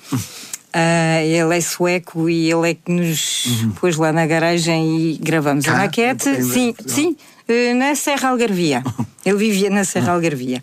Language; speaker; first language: Portuguese; native; Portuguese